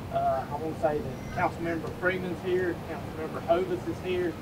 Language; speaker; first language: English; native; English